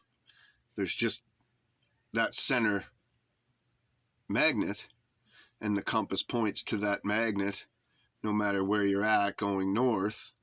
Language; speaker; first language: English; native; English